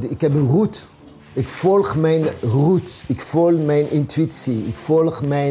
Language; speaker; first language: Dutch; non-native, fluent; French